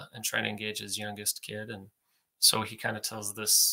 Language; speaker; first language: English; native; English